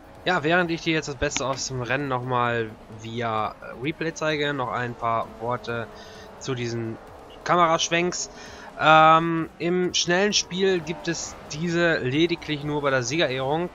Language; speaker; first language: German; native; German